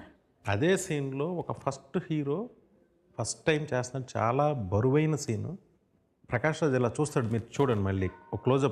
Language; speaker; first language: Telugu; native; Telugu